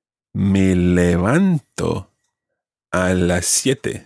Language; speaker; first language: Spanish; non-native, fluent; English